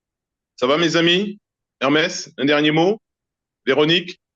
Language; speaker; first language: French; native; French